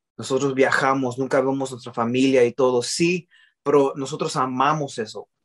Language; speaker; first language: Spanish; early bilingual, heritage; Spanish